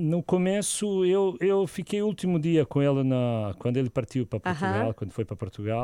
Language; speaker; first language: Portuguese; non-native, learner; Croatian